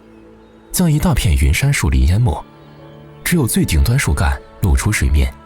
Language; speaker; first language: Chinese; native; Chinese